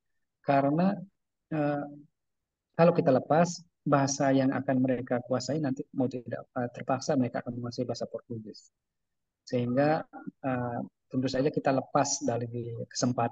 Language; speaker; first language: Indonesian; native; Indonesian